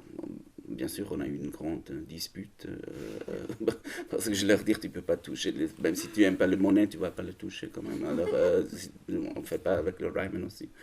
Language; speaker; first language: French; non-native, learner; German